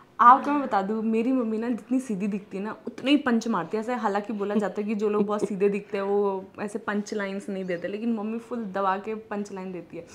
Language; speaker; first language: Hindi; native; Hindi